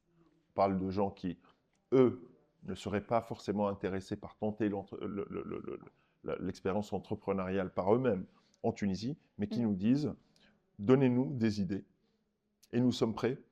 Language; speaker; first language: French; non-native, local second language; Arabic